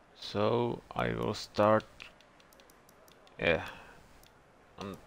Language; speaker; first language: English; non-native, learner; Czech